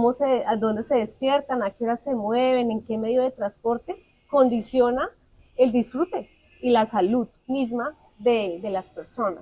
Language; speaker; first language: Spanish; native; Spanish